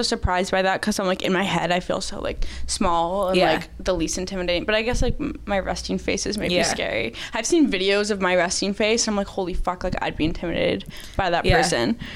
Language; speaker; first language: English; native; English